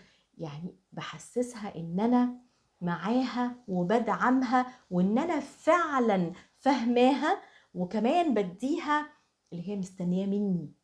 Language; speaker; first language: Arabic; native; Arabic